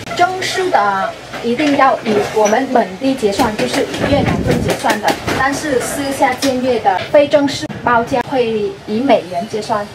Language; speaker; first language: Chinese; non-native, fluent; Vietnamese